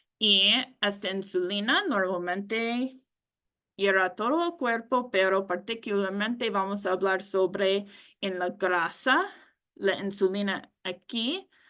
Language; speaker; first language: Spanish; non-native, learner; English